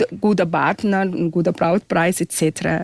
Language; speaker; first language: German; non-native, fluent; Arabic